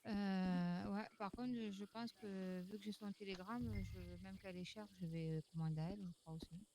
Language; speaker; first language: French; native; French